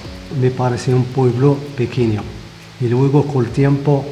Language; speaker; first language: Spanish; non-native, fluent; Arabic